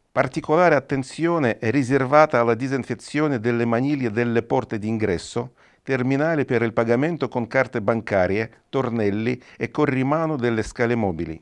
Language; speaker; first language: Italian; non-native, fluent; Russian